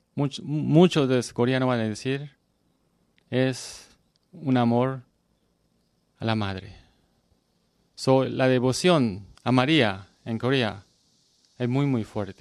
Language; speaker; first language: Spanish; non-native, learner; Korean